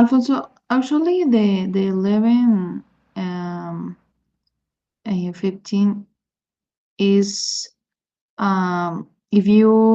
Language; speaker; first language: English; non-native, learner; Spanish